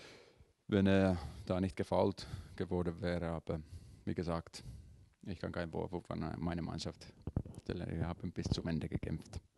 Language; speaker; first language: German; non-native, fluent; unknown